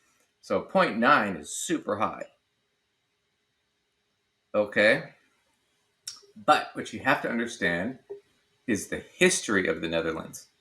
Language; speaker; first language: English; native; English